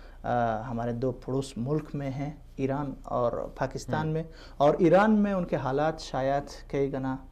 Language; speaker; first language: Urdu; non-native, fluent; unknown